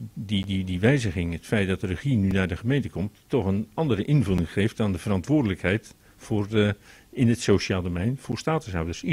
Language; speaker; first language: Dutch; native; Dutch